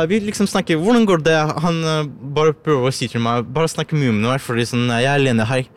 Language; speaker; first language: Norwegian; non-native, learner; Ukrainian